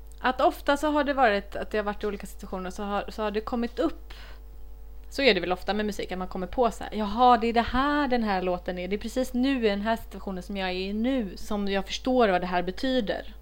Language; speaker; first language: Swedish; early bilingual, other home language; Icelandic